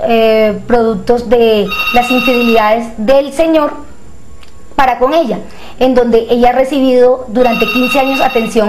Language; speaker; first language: Spanish; native; Spanish